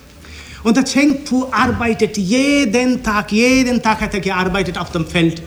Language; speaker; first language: German; non-native, fluent; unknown